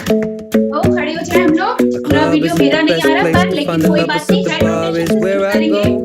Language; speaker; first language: Hindi; native; Hindi